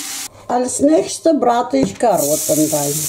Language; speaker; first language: German; non-native, fluent; Russian